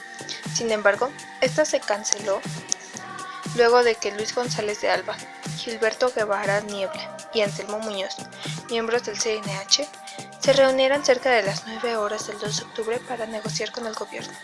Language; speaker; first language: Spanish; native; Spanish